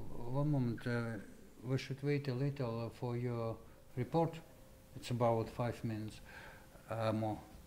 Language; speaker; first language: English; non-native, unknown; Russian